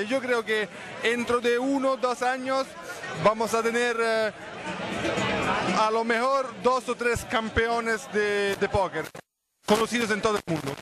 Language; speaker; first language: Spanish; non-native, fluent; Italian